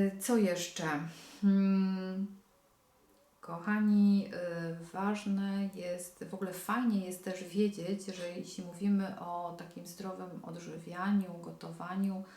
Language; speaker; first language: Polish; native; Polish